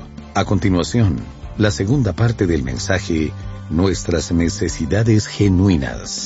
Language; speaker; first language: Spanish; native; Spanish